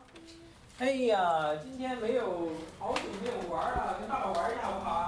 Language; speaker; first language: Chinese; native; Chinese